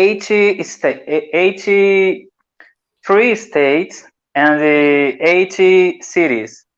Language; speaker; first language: English; non-native, learner; Portuguese